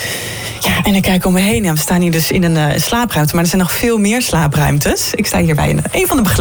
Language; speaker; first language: Dutch; native; Dutch